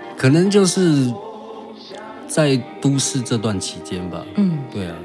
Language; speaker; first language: Chinese; native; Chinese